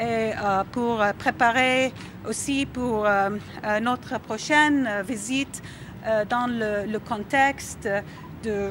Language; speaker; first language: French; non-native, learner; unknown